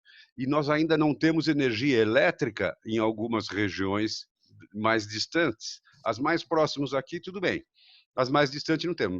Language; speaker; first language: Portuguese; native; Portuguese